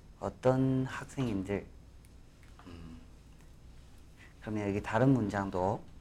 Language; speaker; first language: Korean; non-native, fluent; Chinese